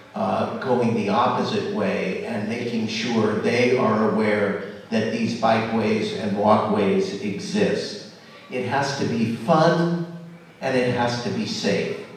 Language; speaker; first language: English; native; English